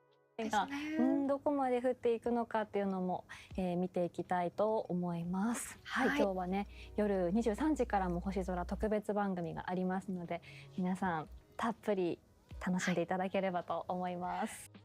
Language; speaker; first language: Japanese; native; Japanese